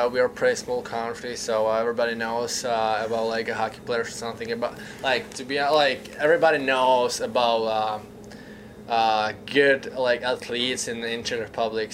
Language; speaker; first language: English; non-native, learner; Czech